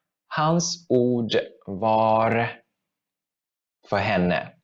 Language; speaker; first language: Swedish; non-native, fluent; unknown